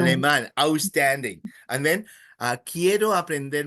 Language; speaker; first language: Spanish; non-native, fluent; English